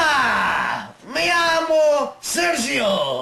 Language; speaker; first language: Spanish; non-native, learner; English